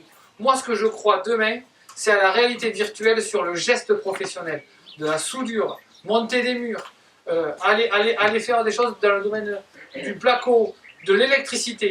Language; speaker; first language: French; native; French